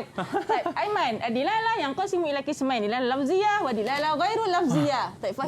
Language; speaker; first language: Arabic; non-native, fluent; Malay